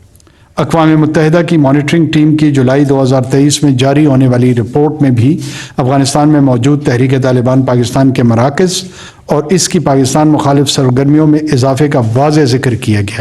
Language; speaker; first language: Urdu; non-native, local second language; Pashto